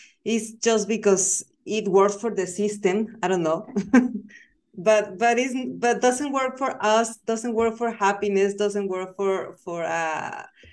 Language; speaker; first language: English; non-native, learner; Spanish